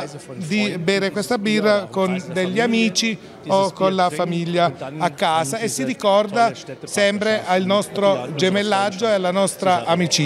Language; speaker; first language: Italian; non-native, fluent; German